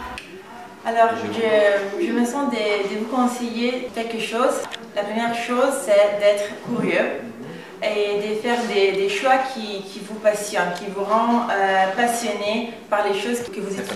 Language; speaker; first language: French; non-native, fluent; Italian